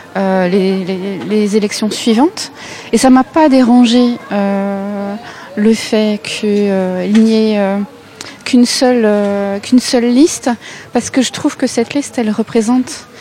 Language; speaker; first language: French; native; French